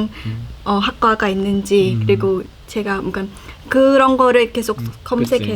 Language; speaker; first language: Korean; non-native, fluent; Khmer